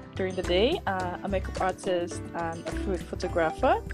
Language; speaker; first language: English; non-native, local second language; Yoruba